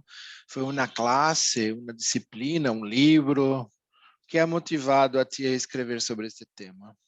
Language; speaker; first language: Spanish; non-native, fluent; Portuguese